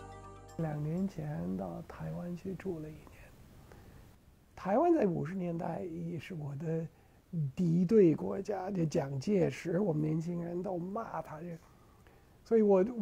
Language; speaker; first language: Chinese; non-native, fluent; English